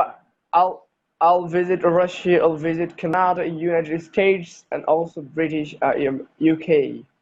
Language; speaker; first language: English; non-native, learner; Bangla